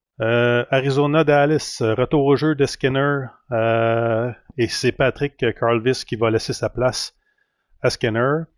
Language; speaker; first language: French; native; French